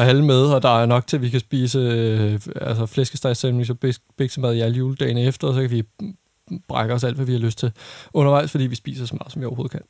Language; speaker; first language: Danish; native; Danish